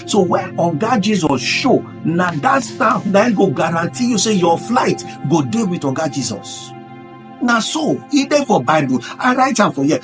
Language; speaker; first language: Nigerian Pidgin; non-native, local second language; Igbo